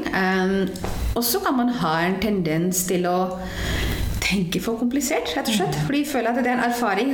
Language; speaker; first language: Norwegian; non-native, fluent; Hindi